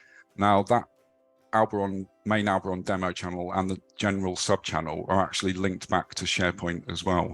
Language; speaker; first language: English; native; English